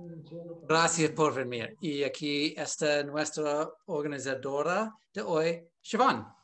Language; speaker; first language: Spanish; non-native, learner; English